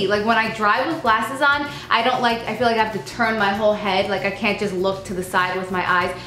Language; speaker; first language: English; native; English